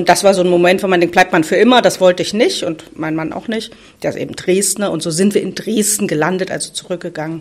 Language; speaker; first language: German; native; German